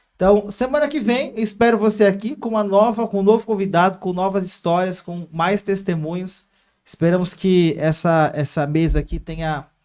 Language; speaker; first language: Portuguese; native; Portuguese